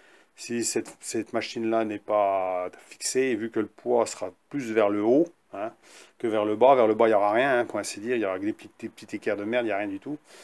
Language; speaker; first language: French; native; French